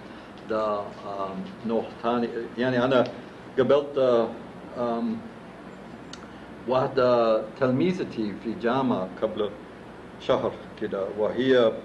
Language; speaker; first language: Arabic; non-native, fluent; English